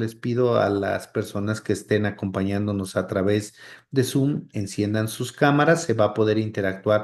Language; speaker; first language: Spanish; native; Spanish